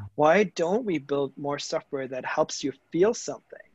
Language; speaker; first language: English; non-native, fluent; German